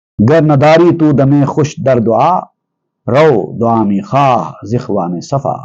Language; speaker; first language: Urdu; native; Urdu